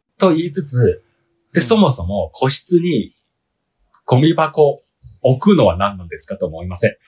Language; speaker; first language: Japanese; non-native, fluent; Chinese